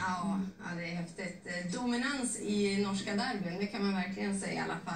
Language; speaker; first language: Swedish; native; Swedish